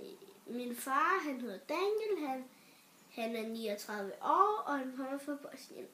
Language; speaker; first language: Danish; early bilingual, other home language; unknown